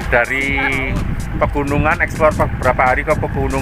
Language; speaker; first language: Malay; non-native, local second language; Javanese